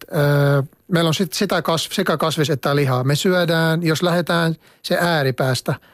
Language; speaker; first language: Finnish; non-native, fluent; Arabic